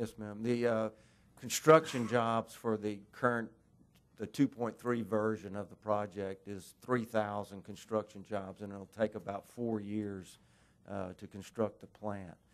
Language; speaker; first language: English; native; English